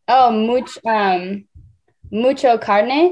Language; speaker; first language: Spanish; non-native, learner; English